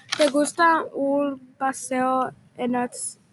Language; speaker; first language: Spanish; early bilingual, heritage; Spanish